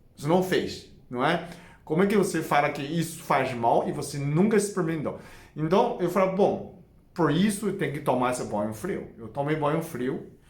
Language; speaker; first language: Portuguese; non-native, fluent; Chinese